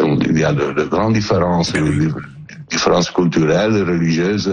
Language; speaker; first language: French; non-native, learner; Italian